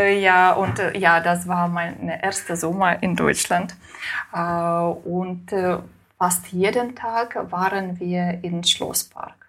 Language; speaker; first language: German; non-native, fluent; Russian